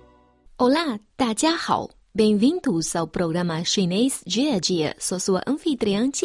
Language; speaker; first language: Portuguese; non-native, fluent; Chinese